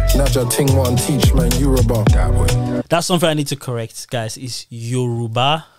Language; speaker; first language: English; native; English